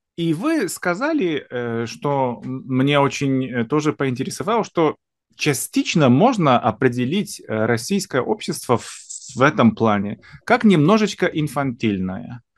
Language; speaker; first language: Russian; non-native, fluent; Polish